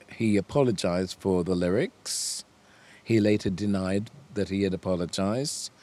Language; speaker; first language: English; native; English